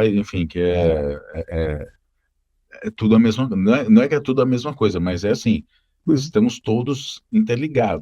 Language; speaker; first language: Portuguese; native; Portuguese